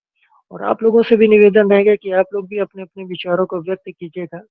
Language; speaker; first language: Hindi; native; Hindi